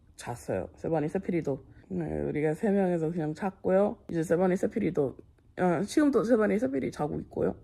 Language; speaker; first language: Korean; non-native, fluent; English